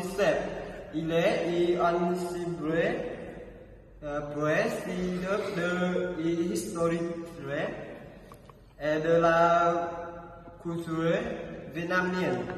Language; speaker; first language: French; non-native, learner; Vietnamese